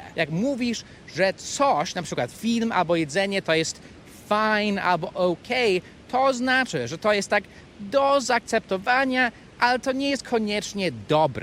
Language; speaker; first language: Polish; non-native, fluent; English